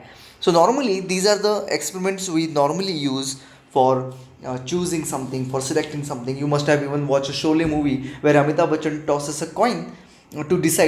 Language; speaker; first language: English; non-native, local second language; Hindi